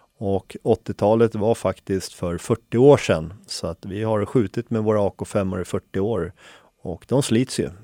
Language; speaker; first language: Swedish; early bilingual, other home language; Finnish